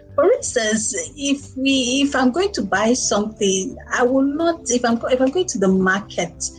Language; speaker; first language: English; non-native, local second language; Igbo